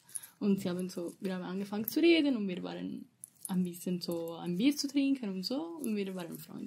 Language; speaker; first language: German; non-native, learner; Italian